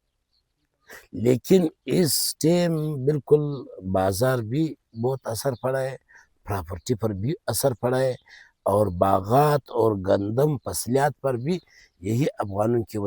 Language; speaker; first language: Urdu; non-native, local second language; Pashto